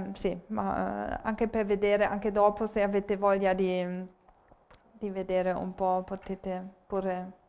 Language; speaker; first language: Italian; non-native, fluent; German